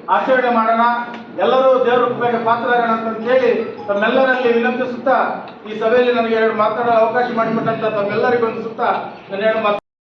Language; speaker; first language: Kannada; native; Kannada